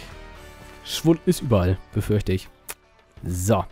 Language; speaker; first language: German; native; German